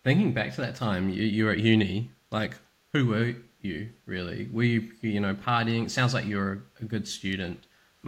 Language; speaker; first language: English; native; English